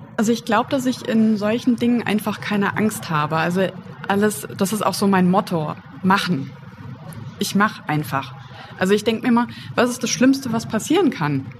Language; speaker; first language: German; native; German